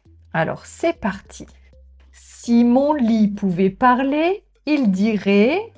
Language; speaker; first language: French; native; French